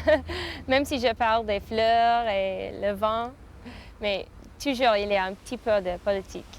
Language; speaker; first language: French; non-native, fluent; English